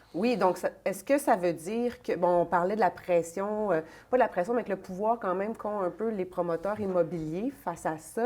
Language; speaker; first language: French; native; French